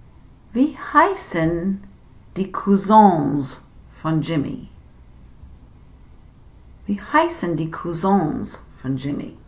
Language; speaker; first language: German; non-native, fluent; English